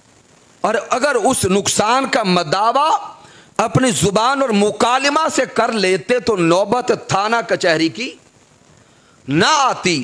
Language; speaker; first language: Urdu; native; Urdu